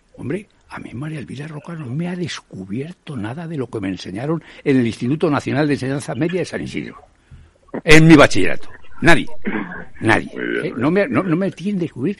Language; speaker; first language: Spanish; native; Spanish